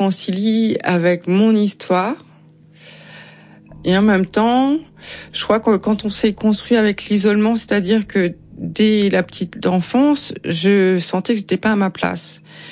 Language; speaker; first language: French; native; French